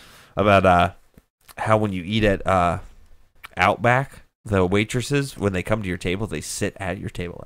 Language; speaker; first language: English; native; English